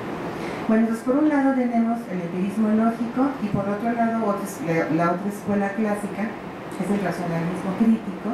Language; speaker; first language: Spanish; native; Spanish